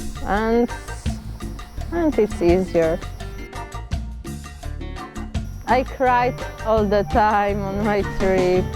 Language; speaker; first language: English; non-native, fluent; Polish